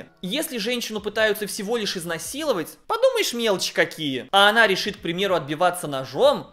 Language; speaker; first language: Russian; native; Russian